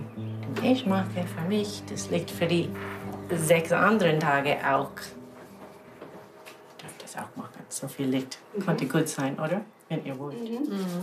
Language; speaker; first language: German; non-native, fluent; English